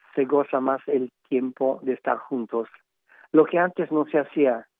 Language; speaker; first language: Spanish; non-native, learner; Italian